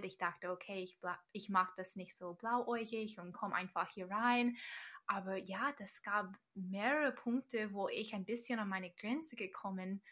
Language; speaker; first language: German; non-native, fluent; English